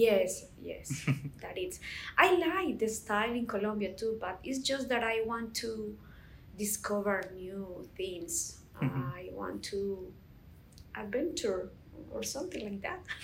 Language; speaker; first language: English; non-native, learner; Spanish